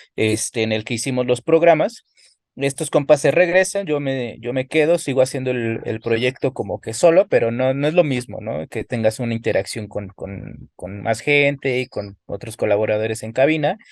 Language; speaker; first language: Spanish; native; Spanish